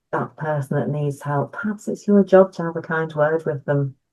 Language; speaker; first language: English; native; English